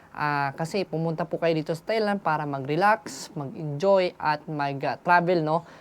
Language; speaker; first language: Filipino; non-native, local second language; Cebuano